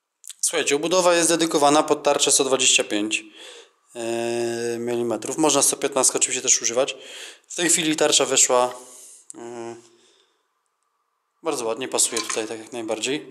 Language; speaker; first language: Polish; native; Polish